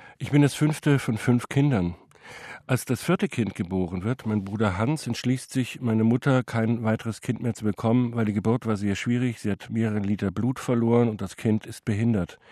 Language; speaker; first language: German; native; German